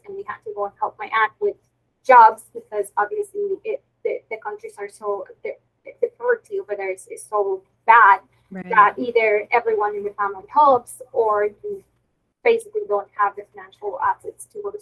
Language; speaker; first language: English; non-native, fluent; Spanish